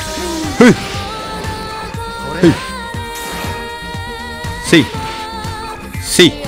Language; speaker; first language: Japanese; native; Japanese